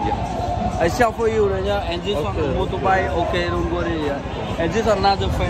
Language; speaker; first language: English; non-native, learner; Vietnamese